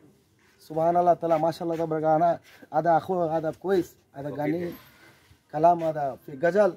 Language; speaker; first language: Arabic; non-native, learner; Bangla